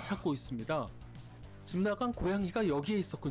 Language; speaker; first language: Korean; native; Korean